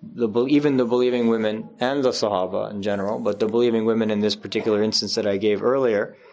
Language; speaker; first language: English; native; English